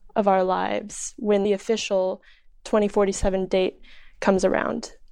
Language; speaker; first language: English; early bilingual, other home language; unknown